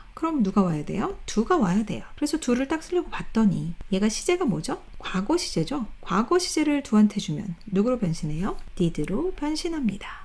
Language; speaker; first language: Korean; native; Korean